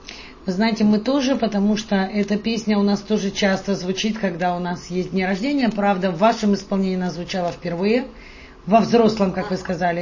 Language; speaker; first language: Russian; native; Russian